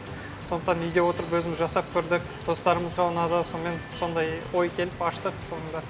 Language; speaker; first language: Kazakh; native; Kazakh